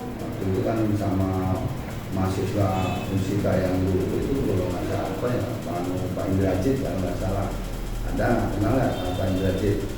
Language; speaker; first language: Indonesian; non-native, local second language; Javanese